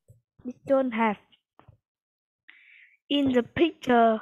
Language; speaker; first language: English; non-native, learner; Vietnamese